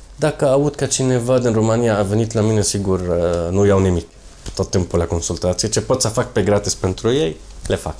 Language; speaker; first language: Romanian; non-native, fluent; Arabic